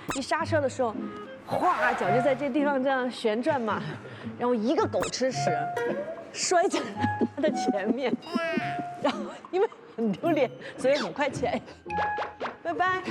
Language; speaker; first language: Chinese; native; Chinese